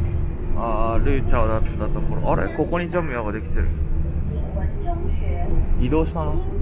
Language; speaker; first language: Japanese; non-native, fluent; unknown